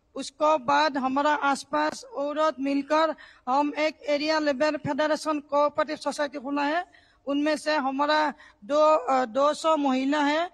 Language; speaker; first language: Hindi; non-native, local second language; Assamese